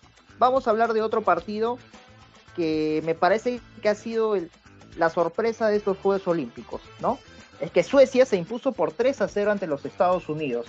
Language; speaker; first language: Spanish; native; Spanish